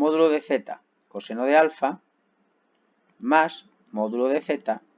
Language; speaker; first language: Spanish; native; Spanish